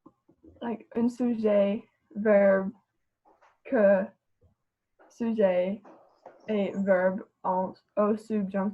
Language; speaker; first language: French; non-native, learner; English